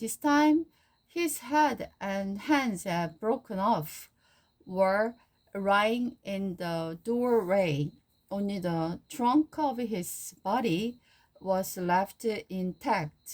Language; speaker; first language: English; non-native, learner; Korean